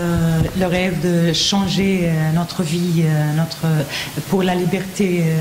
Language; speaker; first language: French; non-native, fluent; Arabic